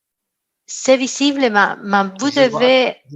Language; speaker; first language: French; non-native, learner; Spanish